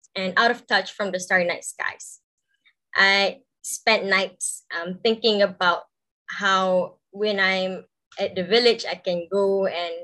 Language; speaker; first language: English; non-native, local second language; Malay